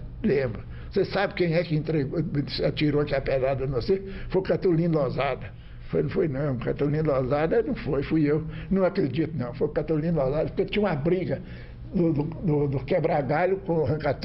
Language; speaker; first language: Portuguese; early bilingual, other home language; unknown